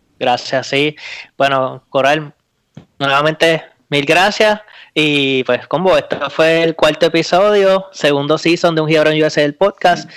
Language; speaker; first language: Spanish; native; Spanish